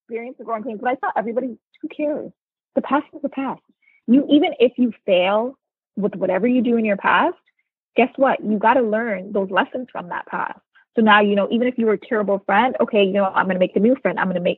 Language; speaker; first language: English; native; English